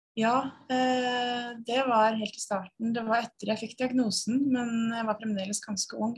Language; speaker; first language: Norwegian; native; Norwegian